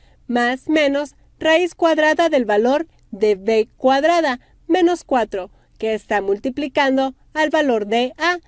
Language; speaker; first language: Spanish; native; Spanish